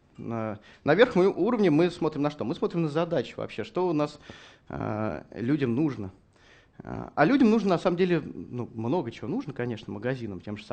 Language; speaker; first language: Russian; native; Russian